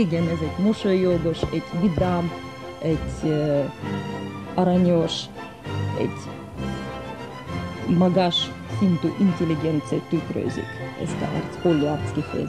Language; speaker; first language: Hungarian; non-native, fluent; Russian